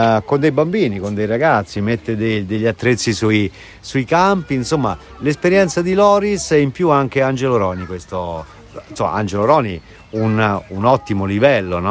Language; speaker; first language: Italian; native; Italian